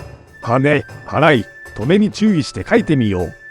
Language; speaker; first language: Japanese; native; Japanese